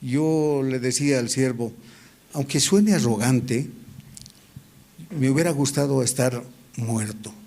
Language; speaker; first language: Spanish; native; Spanish